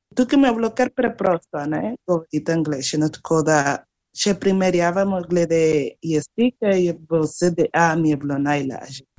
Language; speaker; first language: Slovenian; non-native, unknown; Spanish